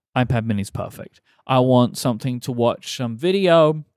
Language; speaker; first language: English; native; English